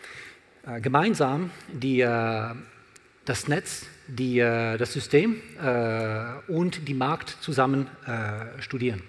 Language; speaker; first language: German; non-native, learner; French